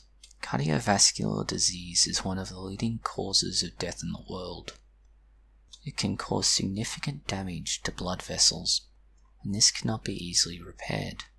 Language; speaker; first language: English; native; English